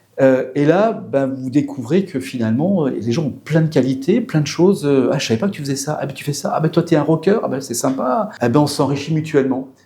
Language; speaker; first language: French; native; French